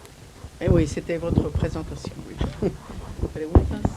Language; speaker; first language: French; non-native, fluent; Spanish